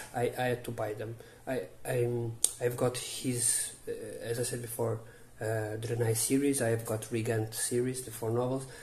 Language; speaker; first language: English; non-native, learner; Portuguese